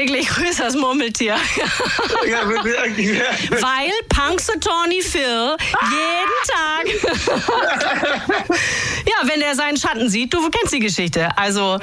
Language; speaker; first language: German; native; German